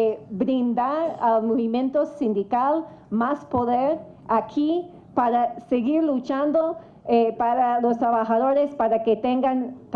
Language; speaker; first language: Spanish; non-native, fluent; English